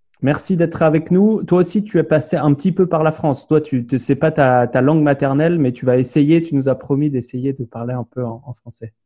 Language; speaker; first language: French; native; French